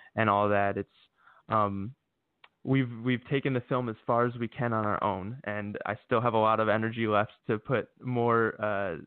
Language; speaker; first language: English; native; English